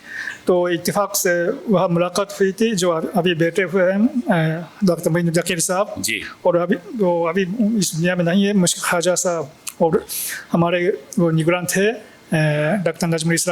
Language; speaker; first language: Hindi; non-native, fluent; Japanese